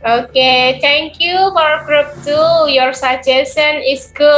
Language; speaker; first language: English; non-native, learner; Indonesian